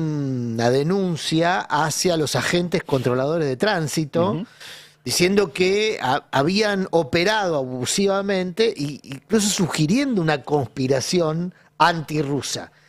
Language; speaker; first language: Spanish; native; Spanish